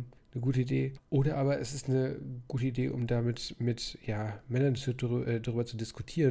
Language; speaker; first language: German; native; German